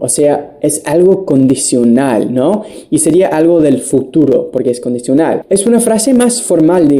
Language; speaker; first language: Spanish; non-native, fluent; English